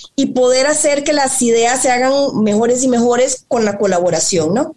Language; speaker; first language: Spanish; native; Spanish